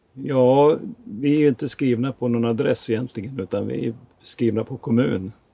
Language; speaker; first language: Swedish; native; Swedish